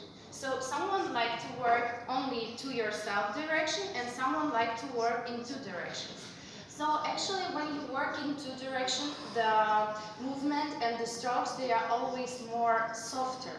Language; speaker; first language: English; non-native, fluent; Russian